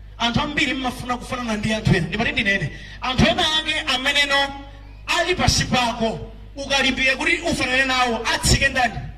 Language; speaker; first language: Nyanja; native; Nyanja